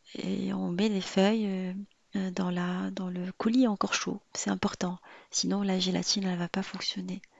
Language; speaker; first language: French; non-native, local second language; Arabic